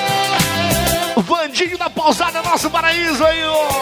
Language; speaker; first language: Portuguese; native; Portuguese